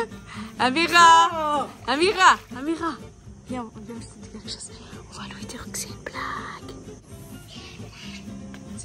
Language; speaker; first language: French; native; French